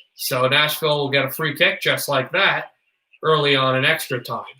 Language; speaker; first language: English; native; English